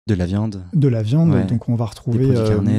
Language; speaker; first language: French; native; French